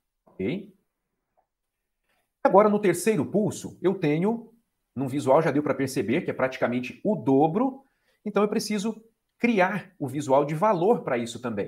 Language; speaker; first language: Portuguese; native; Portuguese